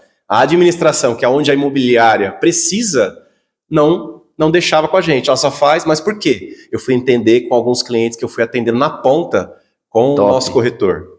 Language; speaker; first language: Portuguese; native; Portuguese